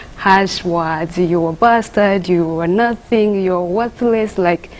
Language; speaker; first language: English; non-native, local second language; Kinyarwanda